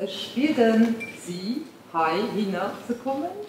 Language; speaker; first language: German; non-native, local second language; Luxembourgish